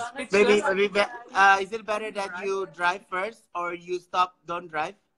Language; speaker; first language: English; non-native, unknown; Indonesian